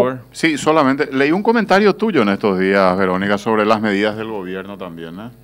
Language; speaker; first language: Spanish; native; Spanish